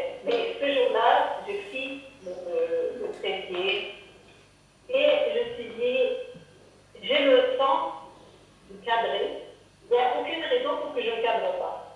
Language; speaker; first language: French; non-native, fluent; Arabic